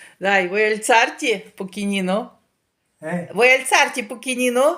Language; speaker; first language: Italian; non-native, learner; Ukrainian